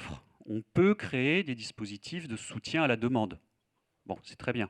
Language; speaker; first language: French; native; French